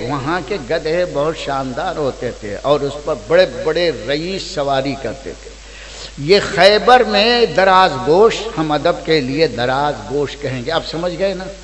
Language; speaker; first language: Urdu; native; Urdu